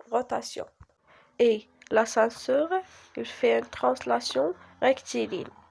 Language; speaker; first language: French; non-native, local second language; Arabic